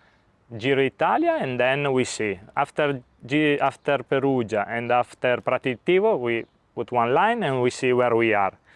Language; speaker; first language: English; non-native, learner; Italian